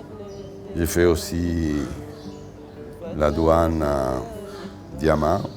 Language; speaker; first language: French; non-native, fluent; Italian